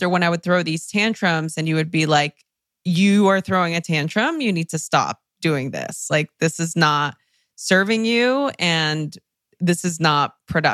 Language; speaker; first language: English; early bilingual, other home language; Spanish